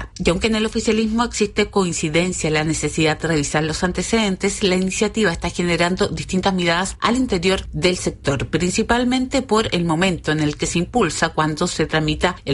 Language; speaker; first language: Spanish; native; Spanish